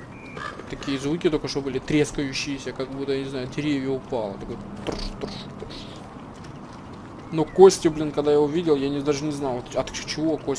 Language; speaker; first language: Russian; native; Russian